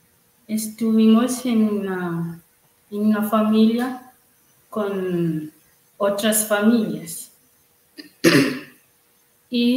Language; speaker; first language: Spanish; non-native, learner; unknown